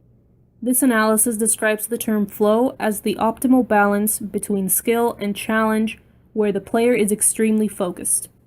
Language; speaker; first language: English; native; English